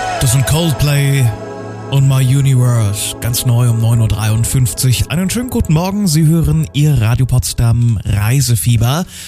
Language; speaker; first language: German; native; German